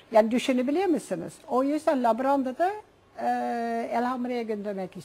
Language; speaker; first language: Turkish; non-native, fluent; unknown